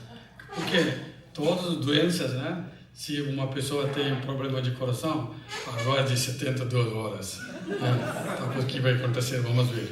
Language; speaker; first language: Portuguese; non-native, fluent; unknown